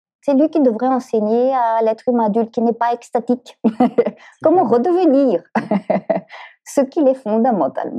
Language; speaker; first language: French; native; French